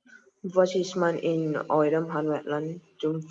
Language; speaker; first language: German; non-native, learner; Indonesian